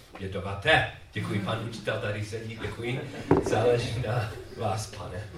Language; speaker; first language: Czech; non-native, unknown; English